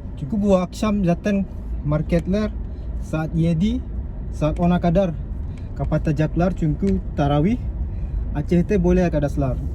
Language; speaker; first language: Turkish; non-native, fluent; Indonesian